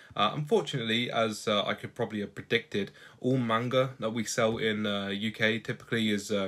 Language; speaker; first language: English; native; English